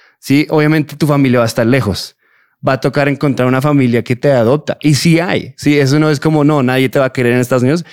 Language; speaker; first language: Spanish; early bilingual, heritage; Spanish